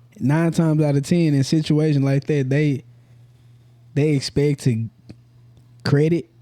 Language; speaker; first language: English; native; English